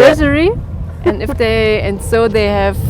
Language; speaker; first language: English; non-native, learner; German